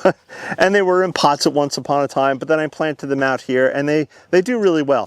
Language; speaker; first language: English; native; English